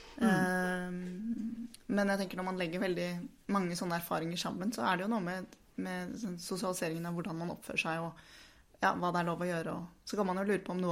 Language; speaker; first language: Norwegian; native; Norwegian